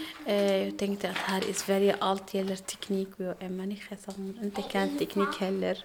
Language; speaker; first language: Swedish; non-native, learner; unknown